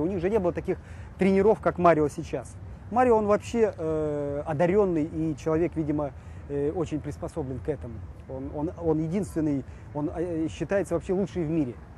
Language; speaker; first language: Russian; native; Russian